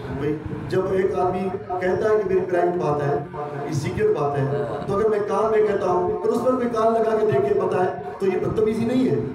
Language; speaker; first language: Urdu; non-native, local second language; Sindhi